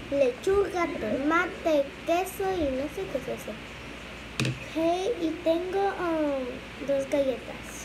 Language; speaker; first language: Spanish; early bilingual, heritage; Spanish